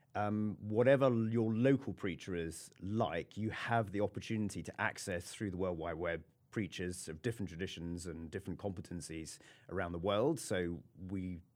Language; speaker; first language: English; native; English